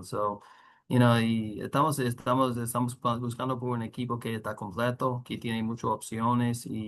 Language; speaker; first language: Spanish; non-native, learner; English